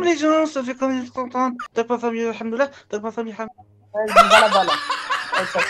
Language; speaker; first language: French; native; French